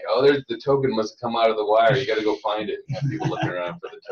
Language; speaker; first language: English; native; English